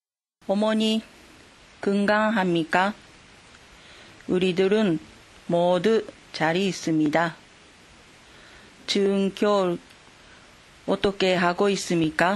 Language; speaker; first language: Korean; non-native, fluent; Japanese